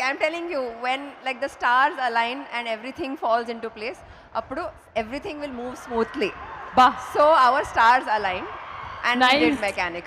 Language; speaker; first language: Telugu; non-native, fluent; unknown